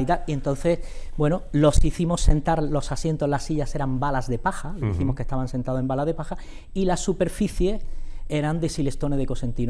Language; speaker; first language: Spanish; native; Spanish